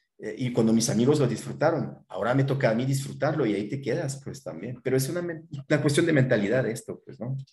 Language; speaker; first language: Spanish; non-native, fluent; French